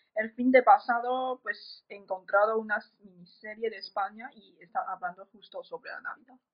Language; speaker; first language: Spanish; non-native, fluent; Chinese